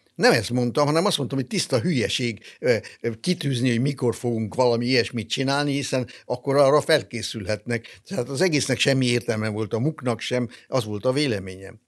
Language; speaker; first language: Hungarian; non-native, local second language; German